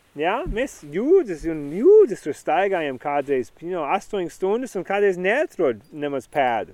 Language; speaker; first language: Latvian; early bilingual, heritage; Latvian